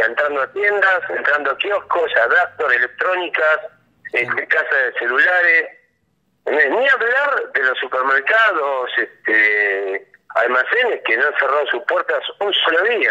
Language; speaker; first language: Spanish; native; Spanish